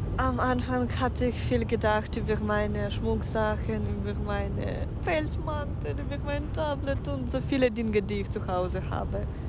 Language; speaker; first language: German; non-native, fluent; Ukrainian